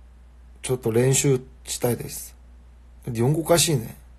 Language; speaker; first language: Japanese; non-native, fluent; Korean